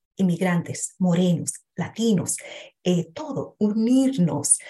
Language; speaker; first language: Spanish; early bilingual, heritage; Spanish